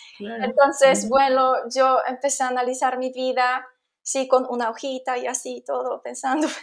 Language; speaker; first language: Spanish; non-native, fluent; Polish